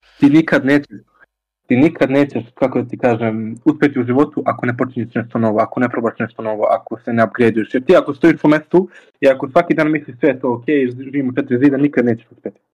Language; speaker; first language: Serbian; native; Serbian